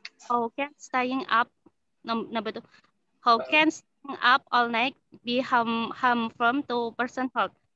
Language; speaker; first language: English; non-native, learner; Indonesian